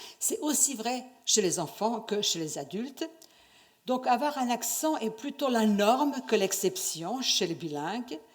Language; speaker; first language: French; non-native, fluent; Serbian